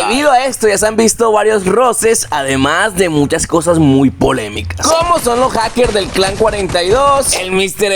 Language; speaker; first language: Spanish; native; Spanish